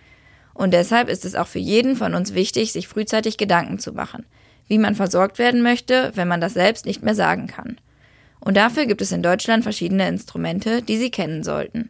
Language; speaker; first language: German; native; German